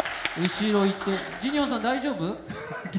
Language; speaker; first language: Japanese; native; Japanese